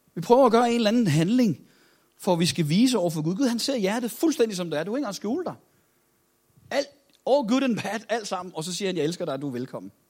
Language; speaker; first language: Danish; native; Danish